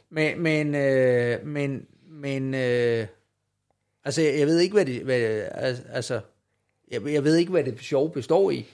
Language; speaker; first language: Danish; native; Danish